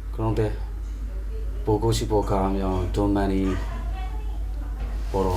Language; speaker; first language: Korean; non-native, learner; Burmese